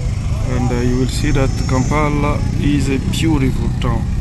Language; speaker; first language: English; non-native, learner; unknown